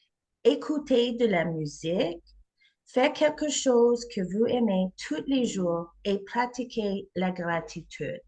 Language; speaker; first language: French; non-native, learner; English